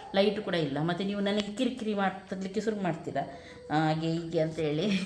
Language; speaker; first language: Kannada; non-native, local second language; Konkani